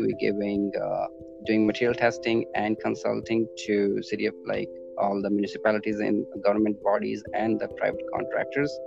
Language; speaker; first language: English; non-native, local second language; Punjabi